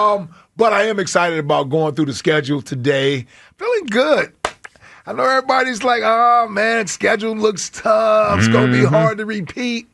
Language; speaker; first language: English; native; English